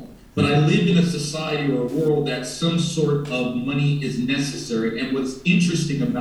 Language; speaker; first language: English; native; English